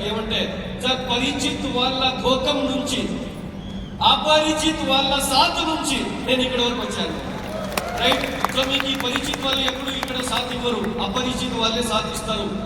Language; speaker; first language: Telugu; non-native, local second language; Urdu